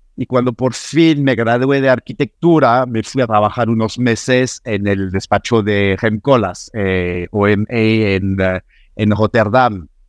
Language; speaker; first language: Spanish; non-native, fluent; French